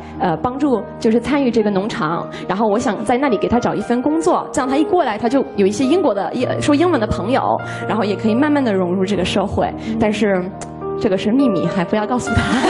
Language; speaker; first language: Chinese; non-native, fluent; English